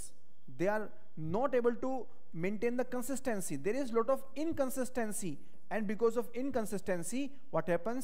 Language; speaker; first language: English; non-native, local second language; Hindi